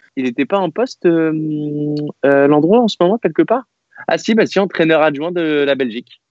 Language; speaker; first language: French; native; French